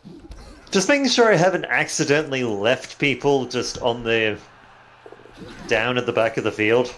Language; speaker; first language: English; native; English